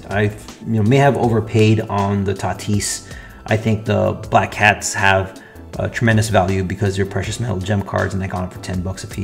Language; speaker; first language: English; native; English